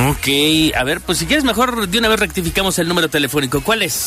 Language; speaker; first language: Spanish; native; Spanish